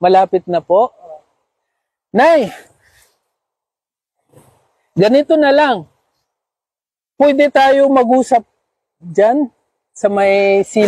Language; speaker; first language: Filipino; non-native, local second language; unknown